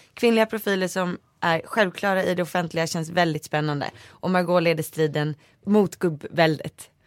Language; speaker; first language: Swedish; native; Swedish